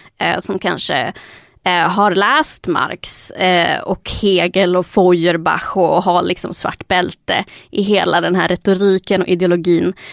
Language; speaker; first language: Swedish; early bilingual, other home language; Spanish